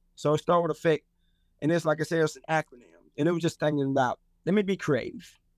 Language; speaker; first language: English; native; English